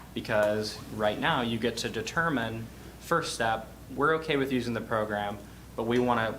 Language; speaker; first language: English; native; English